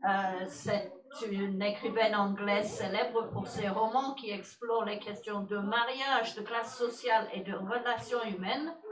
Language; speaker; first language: French; non-native, fluent; English